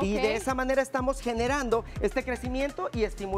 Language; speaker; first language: Spanish; native; Spanish